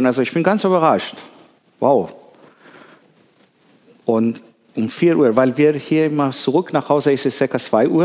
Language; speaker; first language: German; non-native, learner; Persian